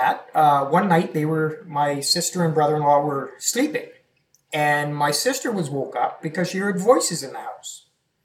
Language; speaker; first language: English; native; English